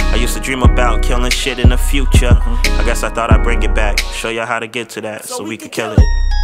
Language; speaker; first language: English; native; English